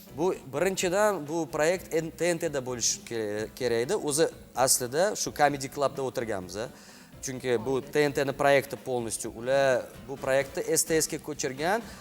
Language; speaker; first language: Uzbek; non-native, local second language; Russian